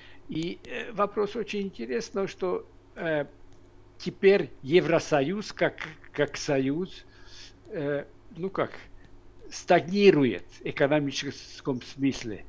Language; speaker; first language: Russian; non-native, fluent; Hungarian